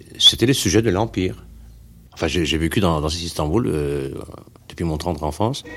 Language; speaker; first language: French; non-native, fluent; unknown